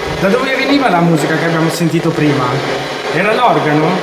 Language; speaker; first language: Italian; native; Italian